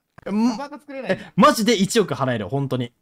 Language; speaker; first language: Japanese; native; Japanese